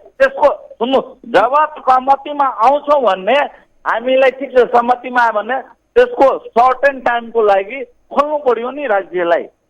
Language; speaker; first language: Nepali; non-native, local second language; Maithili